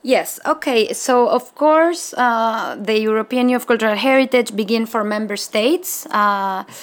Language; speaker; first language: English; non-native, fluent; Spanish